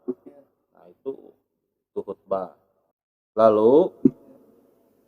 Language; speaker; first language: Indonesian; native; Indonesian